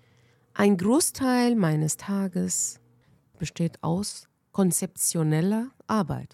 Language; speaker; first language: German; non-native, fluent; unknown